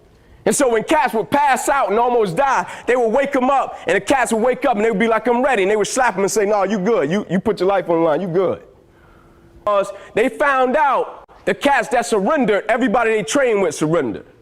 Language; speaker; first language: English; native; English